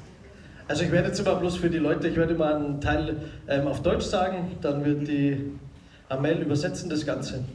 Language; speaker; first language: German; native; German